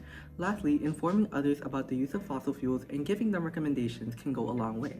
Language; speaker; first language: English; native; English